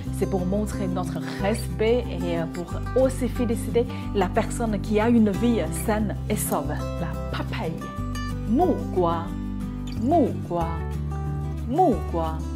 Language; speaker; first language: French; non-native, fluent; Chinese